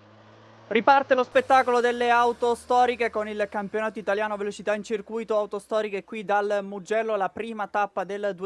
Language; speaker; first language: Italian; native; Italian